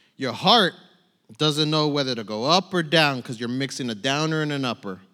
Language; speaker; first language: English; native; English